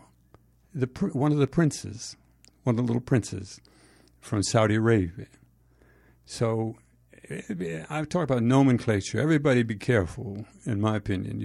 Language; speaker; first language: English; native; English